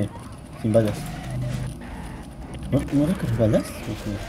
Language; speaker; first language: Spanish; native; Spanish